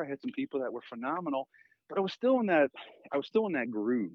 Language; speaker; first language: English; native; English